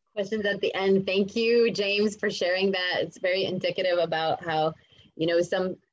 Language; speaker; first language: English; native; English